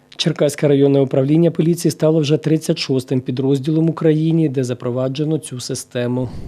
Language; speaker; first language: Ukrainian; native; Ukrainian